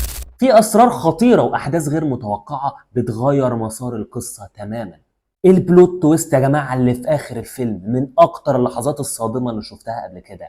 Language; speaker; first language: Arabic; native; Arabic